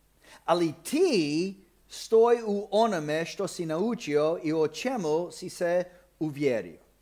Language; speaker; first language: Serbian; non-native, fluent; English